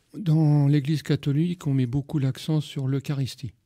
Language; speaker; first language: French; native; French